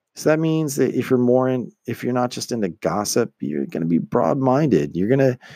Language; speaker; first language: English; native; English